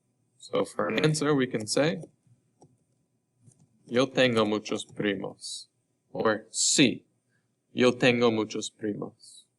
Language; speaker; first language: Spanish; non-native, fluent; English